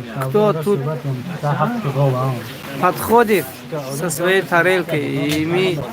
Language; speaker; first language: Russian; non-native, learner; Tajik